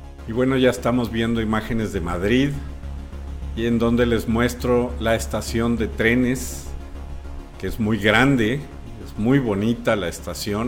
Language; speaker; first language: Spanish; native; Spanish